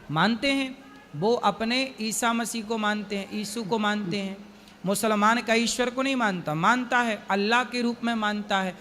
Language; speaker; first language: Hindi; native; Hindi